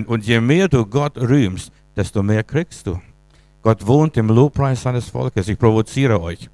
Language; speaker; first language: German; native; German